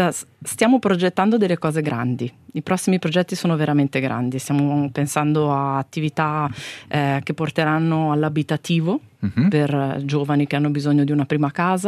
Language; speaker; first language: Italian; native; Italian